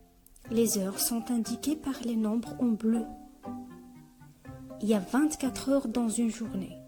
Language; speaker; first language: French; non-native, local second language; Arabic